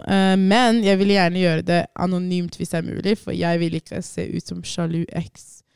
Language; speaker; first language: Norwegian; native; Norwegian